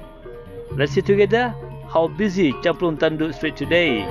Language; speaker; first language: English; non-native, learner; Indonesian